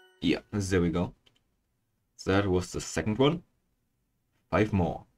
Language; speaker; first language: English; non-native, fluent; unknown